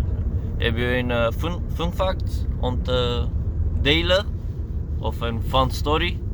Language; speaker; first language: Dutch; non-native, learner; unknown